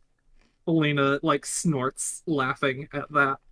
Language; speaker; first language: English; native; English